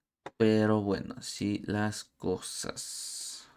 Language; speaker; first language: Spanish; native; Spanish